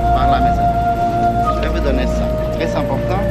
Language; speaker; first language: French; non-native, fluent; Spanish